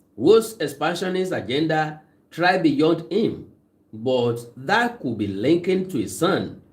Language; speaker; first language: English; non-native, local second language; Yoruba